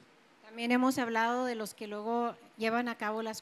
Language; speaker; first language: Spanish; native; Spanish